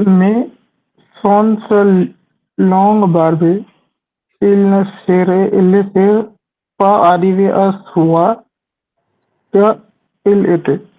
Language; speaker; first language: French; non-native, learner; Hindi